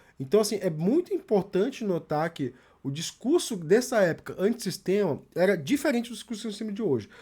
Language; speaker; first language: Portuguese; native; Portuguese